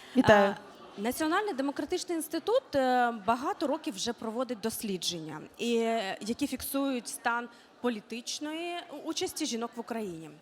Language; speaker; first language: Ukrainian; native; Ukrainian